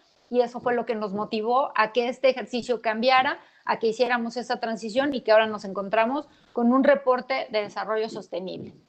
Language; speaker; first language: Spanish; native; Spanish